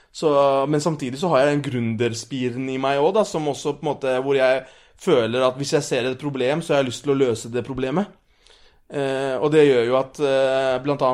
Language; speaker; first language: Norwegian; early bilingual, other home language; Urdu